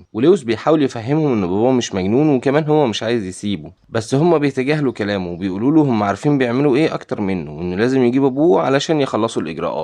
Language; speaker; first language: Arabic; native; Arabic